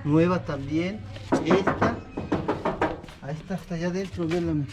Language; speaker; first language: Spanish; native; Spanish